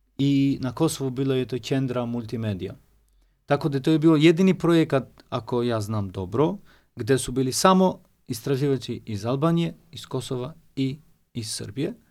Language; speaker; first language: Serbian; non-native, fluent; Albanian